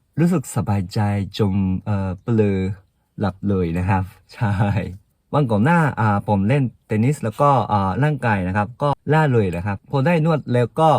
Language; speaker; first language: Thai; non-native, fluent; Japanese